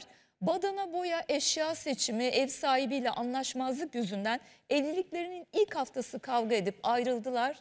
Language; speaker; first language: Turkish; native; Turkish